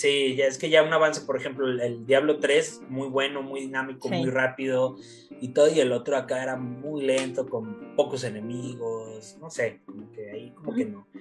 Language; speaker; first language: Spanish; native; Spanish